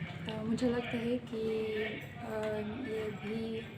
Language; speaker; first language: Hindi; non-native, learner; Russian